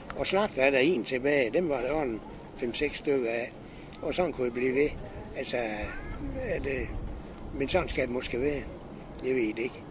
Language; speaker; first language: Danish; native; Danish